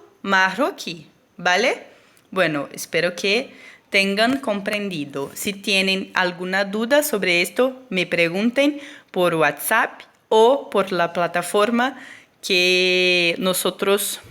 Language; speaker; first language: Spanish; non-native, fluent; Portuguese